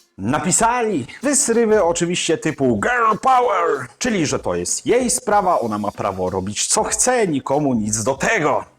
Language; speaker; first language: Polish; native; Polish